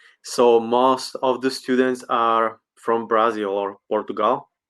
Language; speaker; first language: English; non-native, learner; Slovak